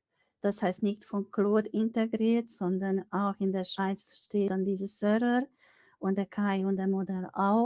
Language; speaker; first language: German; non-native, fluent; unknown